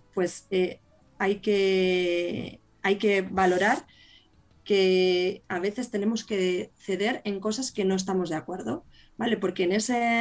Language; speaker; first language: Spanish; native; Spanish